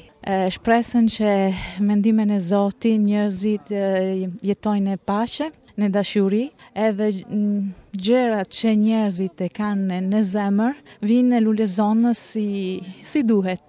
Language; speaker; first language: Albanian; non-native, learner; Italian